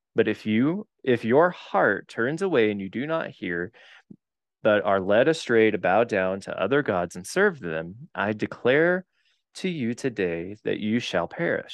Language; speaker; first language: English; native; English